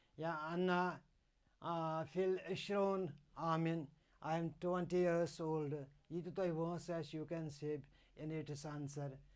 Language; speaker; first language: Urdu; non-native, local second language; Kashmiri